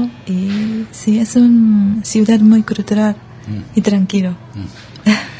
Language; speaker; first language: Spanish; early bilingual, other home language; Japanese